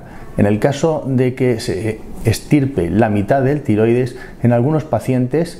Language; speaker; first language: Spanish; native; Spanish